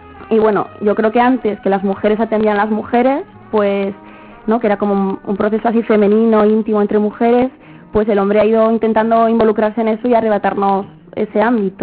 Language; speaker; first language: Spanish; native; Spanish